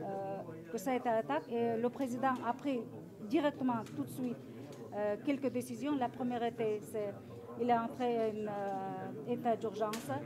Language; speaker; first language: French; non-native, fluent; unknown